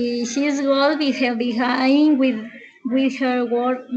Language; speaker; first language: English; non-native, learner; Spanish